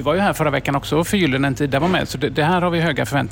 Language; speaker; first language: Swedish; native; Swedish